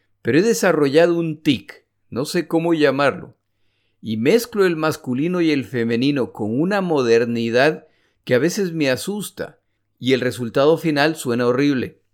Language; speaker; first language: Spanish; native; Spanish